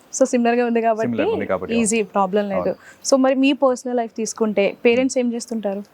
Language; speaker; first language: Telugu; native; Telugu